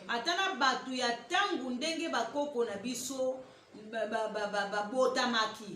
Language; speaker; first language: Lingala; native; Lingala